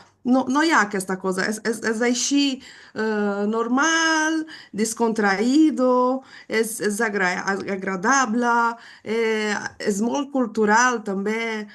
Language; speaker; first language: Catalan; non-native, fluent; Portuguese